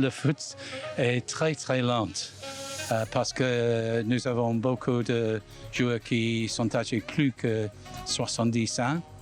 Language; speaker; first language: French; non-native, learner; English